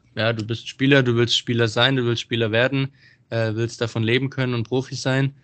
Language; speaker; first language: German; native; German